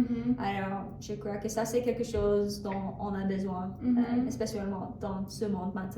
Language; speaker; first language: French; non-native, learner; English